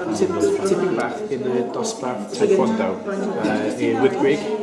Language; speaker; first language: Welsh; non-native, learner; English